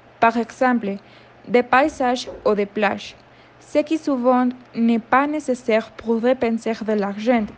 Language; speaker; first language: French; non-native, learner; Spanish